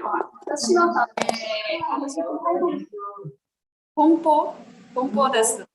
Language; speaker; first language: Japanese; non-native, learner; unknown